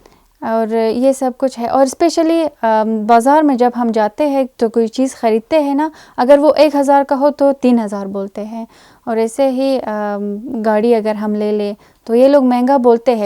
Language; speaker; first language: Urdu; non-native, fluent; Persian